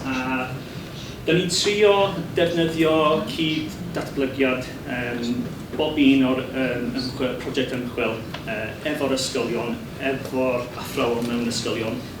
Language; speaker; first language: Welsh; non-native, learner; English